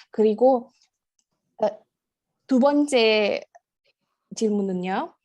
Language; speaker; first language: Korean; non-native, fluent; Indonesian